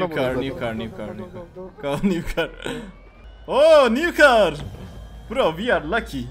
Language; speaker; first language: English; non-native, learner; Turkish